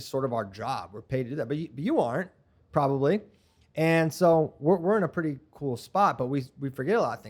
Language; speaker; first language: English; native; English